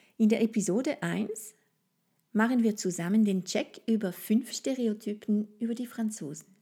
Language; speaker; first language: German; non-native, fluent; French